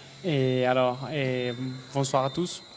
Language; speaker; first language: French; non-native, learner; Spanish